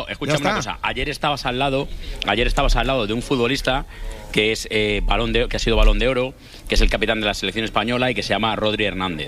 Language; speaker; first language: Spanish; native; Spanish